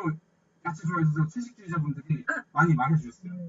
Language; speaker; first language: Korean; native; Korean